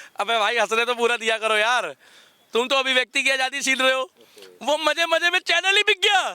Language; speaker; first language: Hindi; native; Hindi